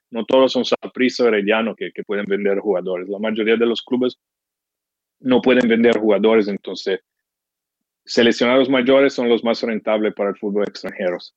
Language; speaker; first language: Spanish; non-native, fluent; English